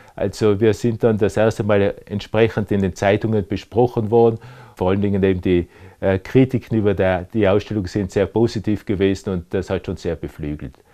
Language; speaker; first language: German; native; German